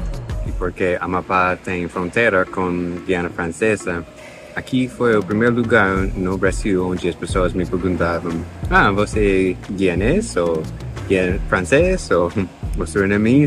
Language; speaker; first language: Portuguese; non-native, fluent; English